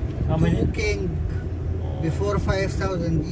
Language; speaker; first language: English; non-native, learner; Arabic